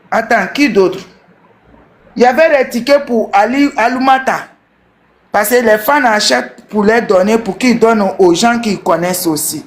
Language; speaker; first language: French; non-native, local second language; Bambara